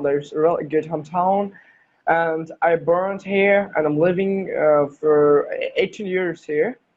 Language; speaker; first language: English; non-native, learner; Bangla